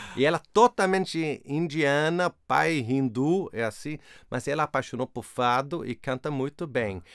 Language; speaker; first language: Portuguese; non-native, fluent; Swedish